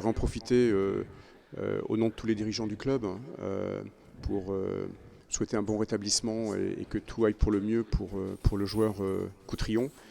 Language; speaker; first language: French; native; French